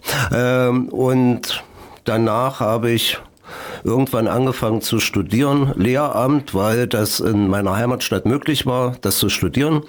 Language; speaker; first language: German; native; German